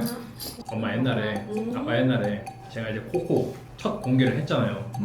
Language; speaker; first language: Korean; native; Korean